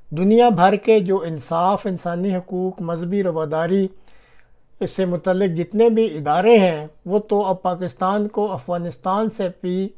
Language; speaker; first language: Urdu; non-native, local second language; Punjabi